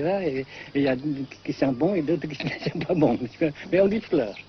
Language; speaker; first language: French; non-native, fluent; Vietnamese